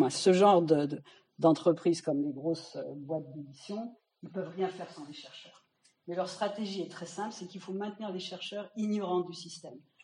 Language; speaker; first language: French; native; French